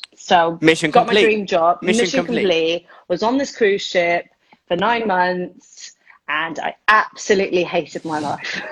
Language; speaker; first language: English; early bilingual, other home language; Spanish